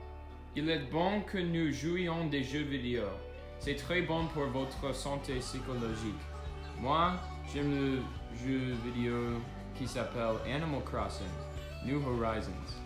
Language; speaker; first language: French; non-native, learner; English